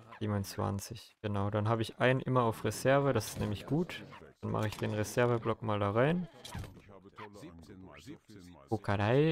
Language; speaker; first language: German; native; German